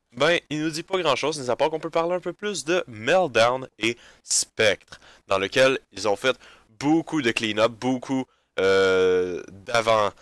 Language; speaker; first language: French; native; French